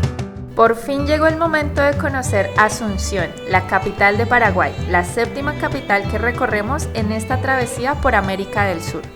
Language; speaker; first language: Spanish; native; Spanish